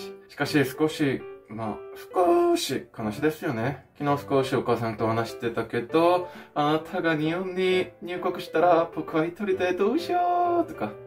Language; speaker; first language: Japanese; non-native, fluent; Korean